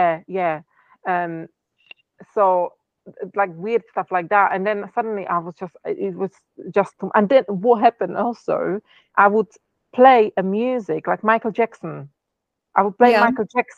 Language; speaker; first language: English; non-native, fluent; Czech